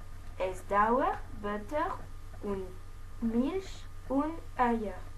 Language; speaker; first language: German; non-native, learner; French